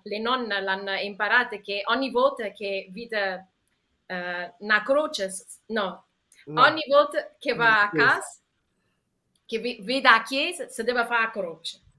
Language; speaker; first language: Italian; early bilingual, heritage; English